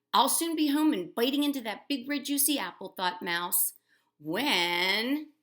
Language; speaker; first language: English; native; English